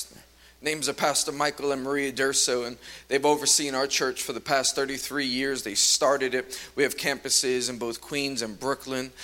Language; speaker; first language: English; native; English